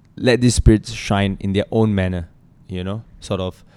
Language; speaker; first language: English; native; English